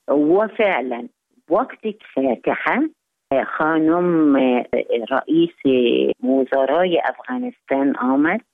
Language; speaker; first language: Persian; non-native, fluent; Arabic